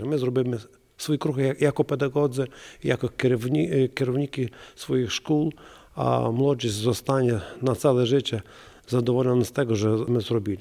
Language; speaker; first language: Polish; non-native, learner; Ukrainian